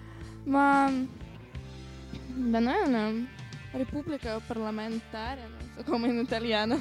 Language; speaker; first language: Italian; non-native, learner; Russian